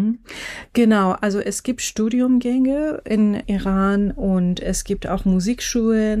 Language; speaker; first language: German; non-native, fluent; Persian